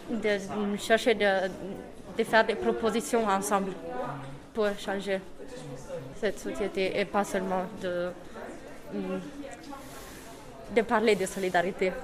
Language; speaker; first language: French; non-native, fluent; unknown